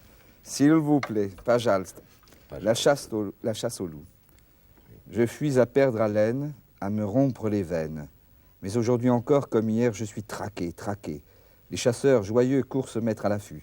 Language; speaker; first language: French; native; French